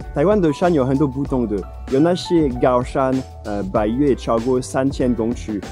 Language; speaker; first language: Chinese; non-native, fluent; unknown